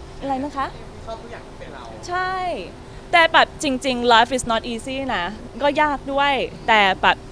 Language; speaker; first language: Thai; non-native, learner; English